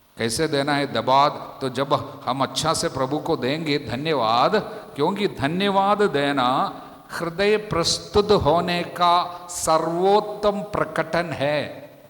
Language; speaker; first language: Hindi; non-native, local second language; Malayalam